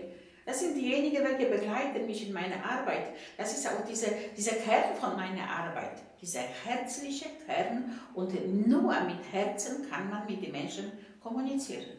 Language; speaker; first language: German; non-native, fluent; Polish